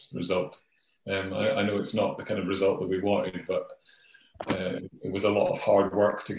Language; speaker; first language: English; native; English